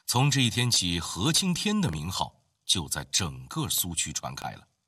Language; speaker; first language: Chinese; native; Chinese